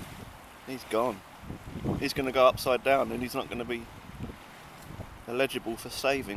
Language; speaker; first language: English; native; English